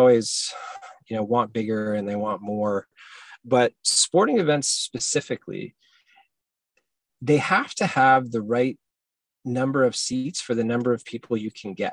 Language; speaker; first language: English; native; English